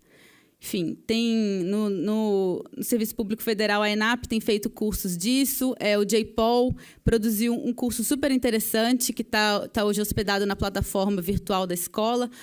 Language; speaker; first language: Portuguese; native; Portuguese